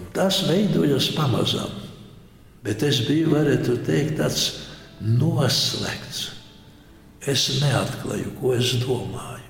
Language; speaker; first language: Latvian; non-native, local second language; Polish